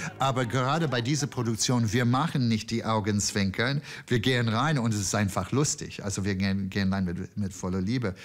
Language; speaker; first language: German; non-native, fluent; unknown